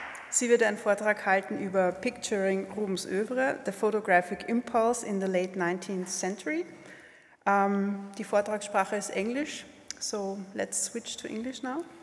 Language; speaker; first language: German; native; German